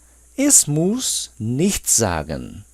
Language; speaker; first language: German; non-native, fluent; Portuguese